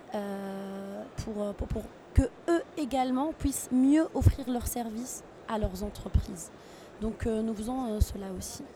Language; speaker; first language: French; non-native, local second language; Arabic